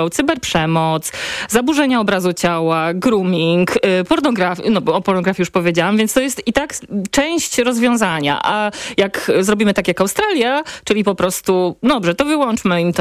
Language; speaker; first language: Polish; native; Polish